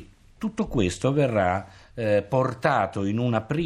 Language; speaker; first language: Italian; native; Italian